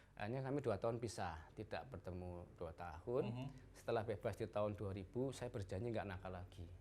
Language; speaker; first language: Indonesian; non-native, local second language; Javanese